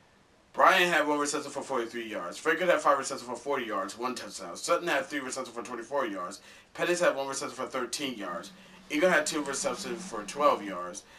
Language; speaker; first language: English; native; English